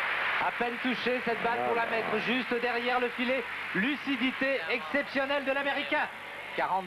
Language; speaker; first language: French; native; French